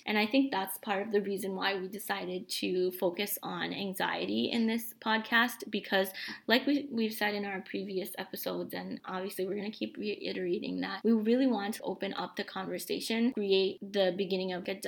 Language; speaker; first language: English; early bilingual, other home language; Bangla